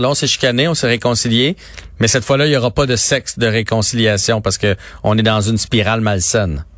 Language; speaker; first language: French; native; French